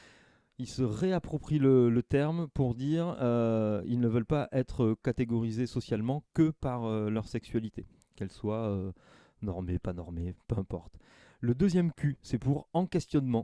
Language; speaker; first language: French; native; French